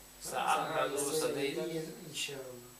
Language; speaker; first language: Arabic; non-native, learner; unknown